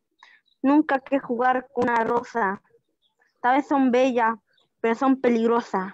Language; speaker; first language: Spanish; native; Spanish